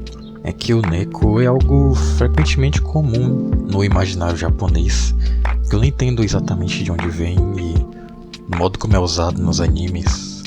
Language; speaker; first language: Portuguese; native; Portuguese